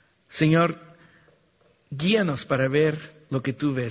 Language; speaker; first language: Spanish; early bilingual, heritage; Spanish